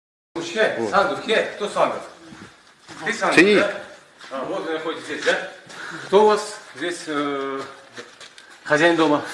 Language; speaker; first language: Russian; native; Russian